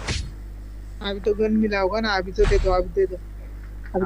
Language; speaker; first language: Hindi; native; Hindi